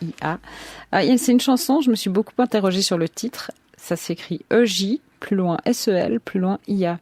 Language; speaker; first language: French; native; French